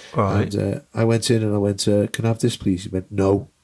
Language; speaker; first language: English; native; English